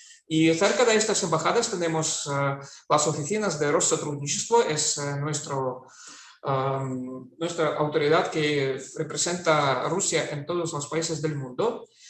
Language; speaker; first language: Spanish; non-native, fluent; Russian